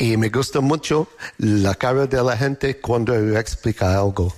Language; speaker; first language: Spanish; non-native, learner; English